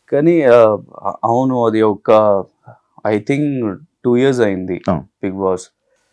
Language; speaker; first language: Telugu; non-native, learner; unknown